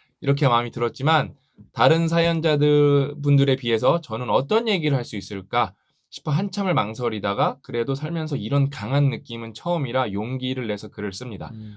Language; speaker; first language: Korean; native; Korean